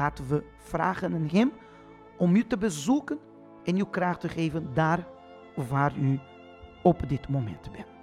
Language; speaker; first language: Dutch; non-native, fluent; Portuguese